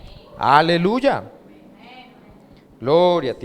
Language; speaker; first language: Spanish; native; Spanish